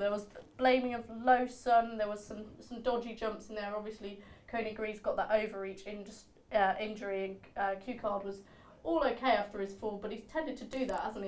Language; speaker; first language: English; native; English